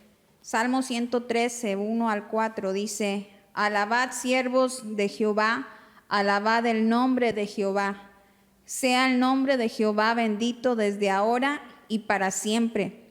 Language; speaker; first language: Spanish; native; Spanish